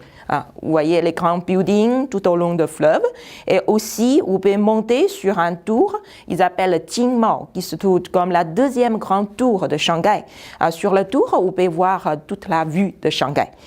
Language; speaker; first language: French; non-native, fluent; Chinese